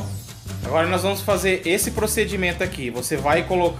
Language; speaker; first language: Portuguese; native; Portuguese